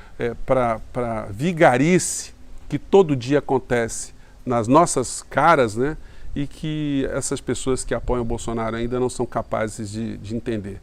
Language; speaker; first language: Portuguese; native; Portuguese